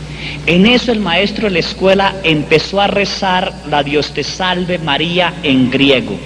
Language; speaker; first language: Spanish; native; Spanish